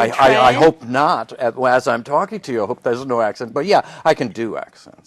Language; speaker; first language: English; native; English